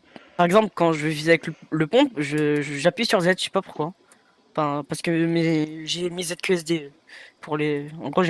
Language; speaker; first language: French; native; French